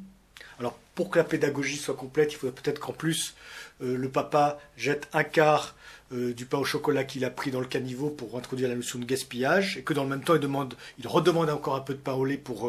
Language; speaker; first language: French; native; French